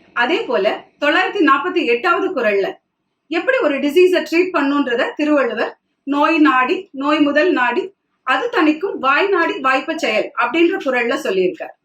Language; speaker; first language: Tamil; non-native, local second language; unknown